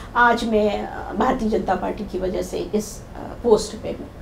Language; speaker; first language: Hindi; native; Hindi